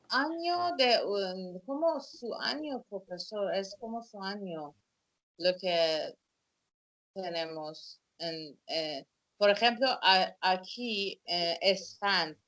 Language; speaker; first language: Spanish; non-native, fluent; Persian